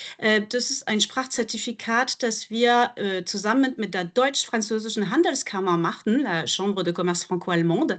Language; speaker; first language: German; non-native, fluent; French